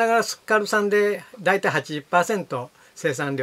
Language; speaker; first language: Japanese; native; Japanese